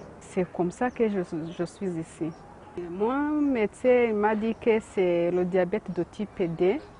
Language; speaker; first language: French; non-native, local second language; Kinyarwanda